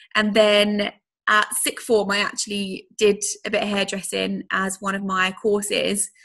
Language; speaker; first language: English; native; English